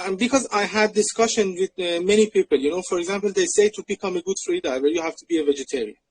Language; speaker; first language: English; non-native, fluent; Persian